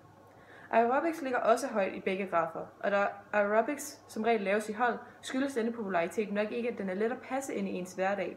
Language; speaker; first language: Danish; native; Danish